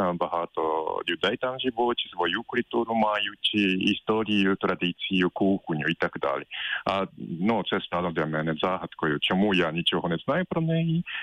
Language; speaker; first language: Ukrainian; non-native, fluent; Japanese